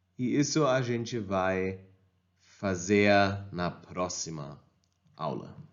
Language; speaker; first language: Portuguese; non-native, fluent; German